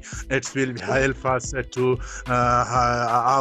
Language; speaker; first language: English; non-native, learner; Persian